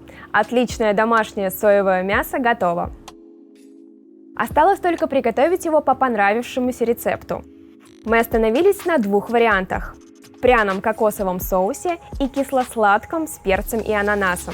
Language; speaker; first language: Russian; native; Russian